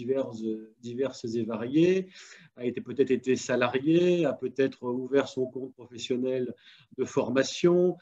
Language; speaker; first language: French; native; French